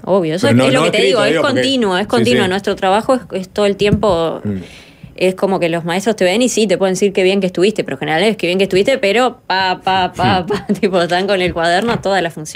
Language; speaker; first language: Spanish; native; Spanish